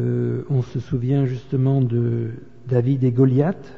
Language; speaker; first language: French; native; French